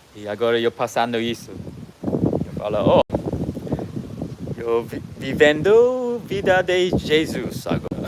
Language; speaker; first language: Portuguese; non-native, learner; English